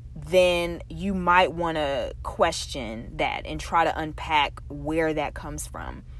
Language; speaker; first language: English; native; English